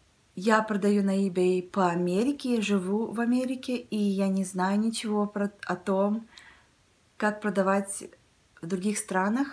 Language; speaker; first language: Russian; early bilingual, heritage; Russian